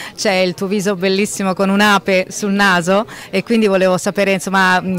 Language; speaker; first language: Italian; native; Italian